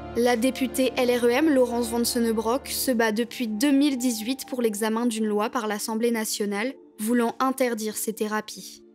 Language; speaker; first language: French; native; French